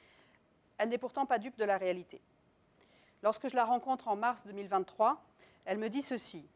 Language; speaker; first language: French; native; French